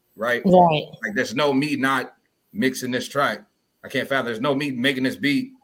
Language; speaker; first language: English; early bilingual, other home language; Yoruba